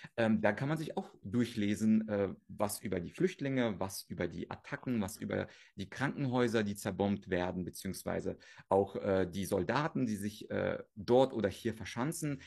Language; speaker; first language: German; early bilingual, other home language; Russian